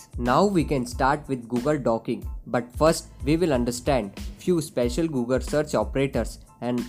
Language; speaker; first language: English; non-native, local second language; Hindi